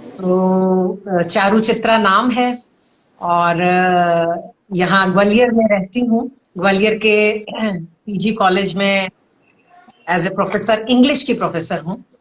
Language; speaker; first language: Hindi; native; Hindi